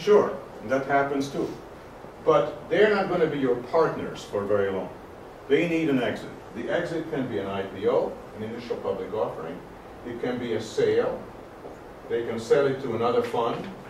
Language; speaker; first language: English; non-native, fluent; Hungarian